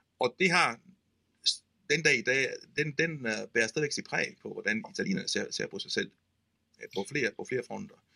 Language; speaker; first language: Danish; non-native, fluent; Italian